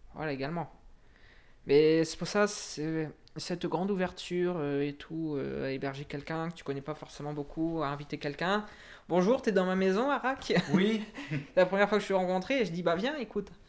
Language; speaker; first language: French; native; French